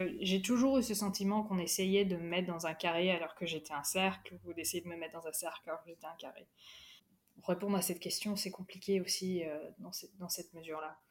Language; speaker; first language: French; early bilingual, other home language; Urdu